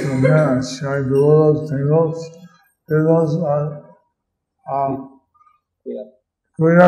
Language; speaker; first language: Spanish; non-native, learner; English